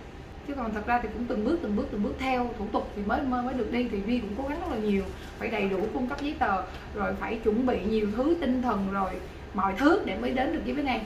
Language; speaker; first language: Vietnamese; native; Vietnamese